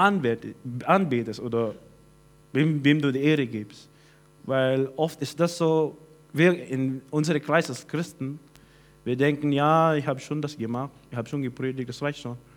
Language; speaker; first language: German; non-native, fluent; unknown